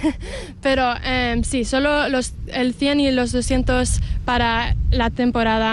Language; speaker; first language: Spanish; early bilingual, heritage; English